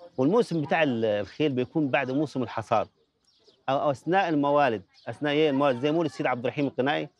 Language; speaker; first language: Egyptian Arabic; native; Egyptian Arabic